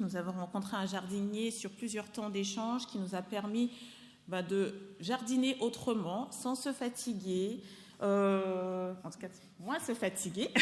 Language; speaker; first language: French; native; French